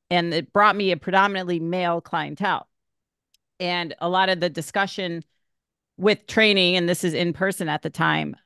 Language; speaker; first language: English; native; English